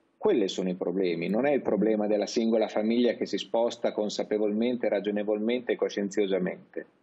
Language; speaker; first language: Italian; native; Italian